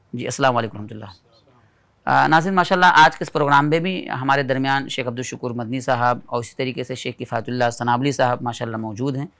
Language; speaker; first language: Hindi; native; Hindi